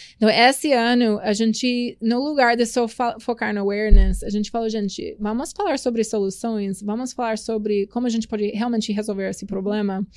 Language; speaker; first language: Portuguese; non-native, fluent; English